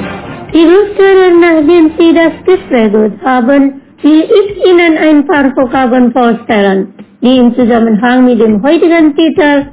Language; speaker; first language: German; non-native, fluent; Indonesian